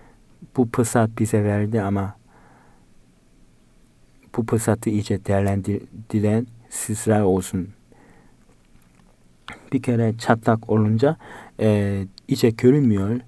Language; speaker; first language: Turkish; non-native, fluent; Korean